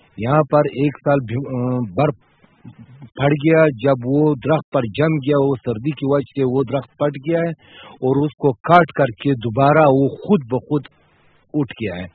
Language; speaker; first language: Urdu; non-native, local second language; Pashto